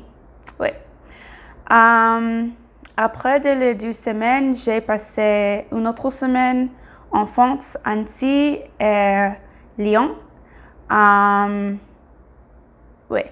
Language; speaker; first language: French; non-native, learner; English